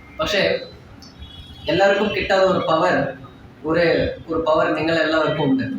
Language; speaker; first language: Malayalam; non-native, fluent; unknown